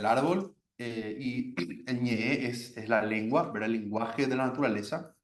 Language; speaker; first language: Spanish; native; Spanish